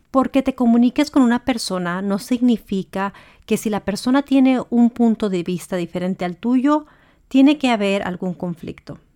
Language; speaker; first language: Spanish; early bilingual, heritage; Spanish